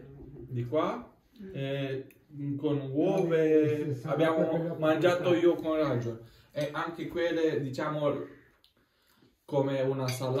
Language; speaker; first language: Italian; non-native, learner; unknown